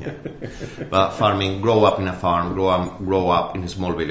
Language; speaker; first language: English; non-native, fluent; Spanish